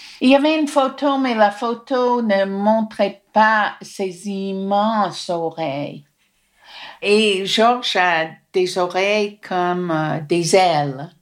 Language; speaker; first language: French; non-native, fluent; English